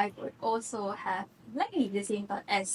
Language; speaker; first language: English; non-native, local second language; Malay